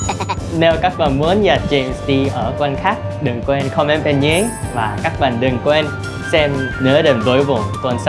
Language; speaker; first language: Vietnamese; non-native, fluent; Korean